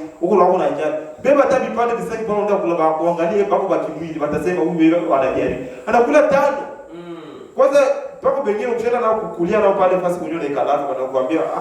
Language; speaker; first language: Swahili; native; Swahili